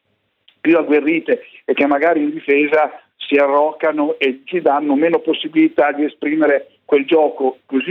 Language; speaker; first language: Italian; native; Italian